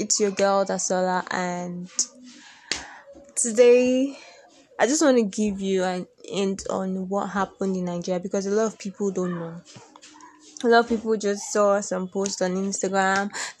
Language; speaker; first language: English; non-native, local second language; Yoruba